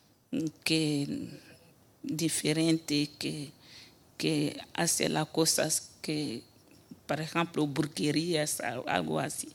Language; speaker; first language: Spanish; non-native, fluent; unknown